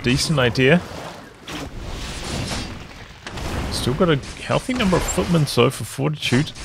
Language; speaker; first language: English; native; English